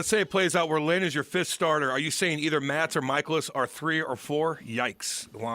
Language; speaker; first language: English; native; English